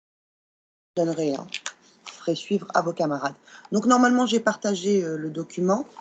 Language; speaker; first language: French; non-native, local second language; Arabic